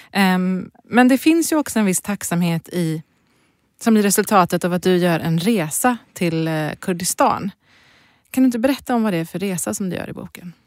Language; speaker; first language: Swedish; early bilingual, other home language; Persian